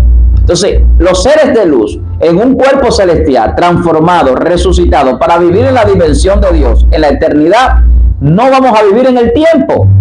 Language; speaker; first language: Spanish; native; Spanish